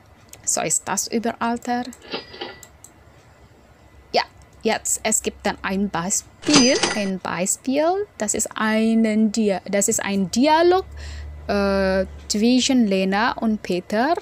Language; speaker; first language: German; non-native, fluent; Indonesian